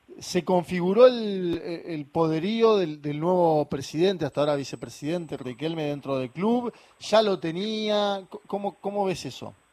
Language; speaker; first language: Spanish; native; Spanish